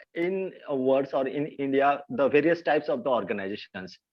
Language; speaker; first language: English; non-native, local second language; Marathi